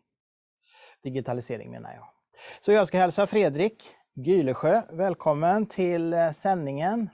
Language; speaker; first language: Swedish; native; Swedish